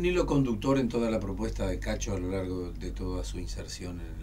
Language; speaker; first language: Spanish; native; Spanish